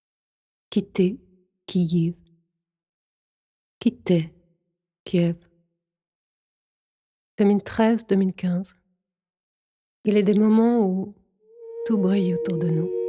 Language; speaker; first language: French; native; French